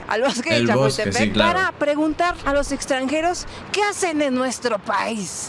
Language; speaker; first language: Spanish; native; Spanish